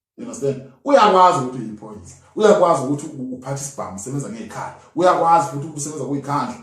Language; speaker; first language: Zulu; native; Zulu